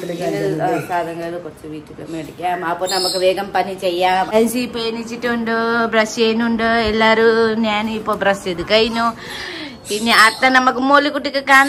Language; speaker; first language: Malayalam; non-native, learner; Nepali